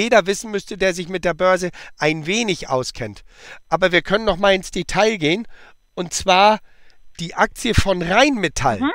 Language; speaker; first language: German; native; German